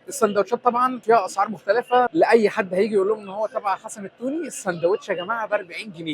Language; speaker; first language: Arabic; native; Arabic